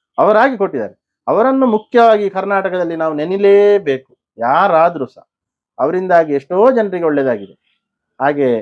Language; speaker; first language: Kannada; non-native, local second language; Konkani